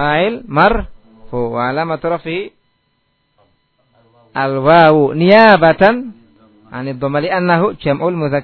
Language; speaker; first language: Arabic; non-native, fluent; Indonesian